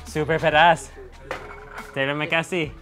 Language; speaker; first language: Indonesian; non-native, learner; English